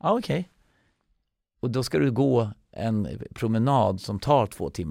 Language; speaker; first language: Swedish; native; Swedish